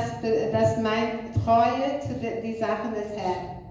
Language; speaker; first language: German; non-native, fluent; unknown